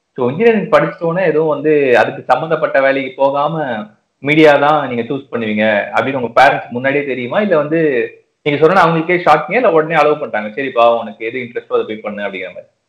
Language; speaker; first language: Tamil; native; Tamil